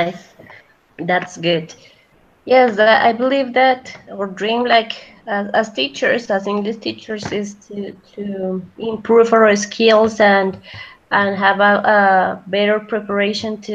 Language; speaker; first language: English; non-native, fluent; Spanish